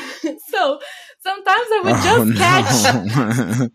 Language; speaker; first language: English; non-native, fluent; Bulgarian